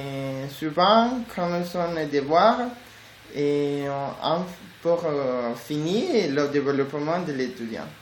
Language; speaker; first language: French; non-native, learner; Spanish